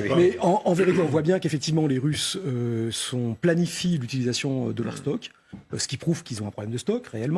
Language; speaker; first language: French; native; French